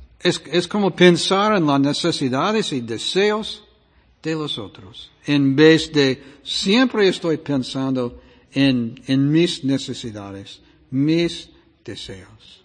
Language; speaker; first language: Spanish; non-native, fluent; English